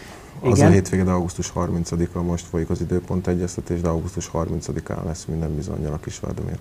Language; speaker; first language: Hungarian; native; Hungarian